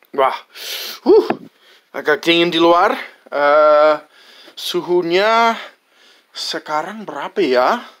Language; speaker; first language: Indonesian; non-native, fluent; English